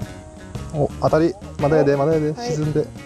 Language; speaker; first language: Japanese; native; Japanese